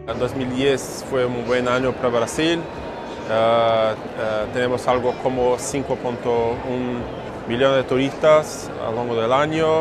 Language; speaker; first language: Spanish; non-native, fluent; Portuguese